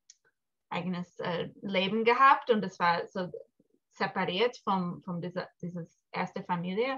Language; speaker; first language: German; early bilingual, heritage; English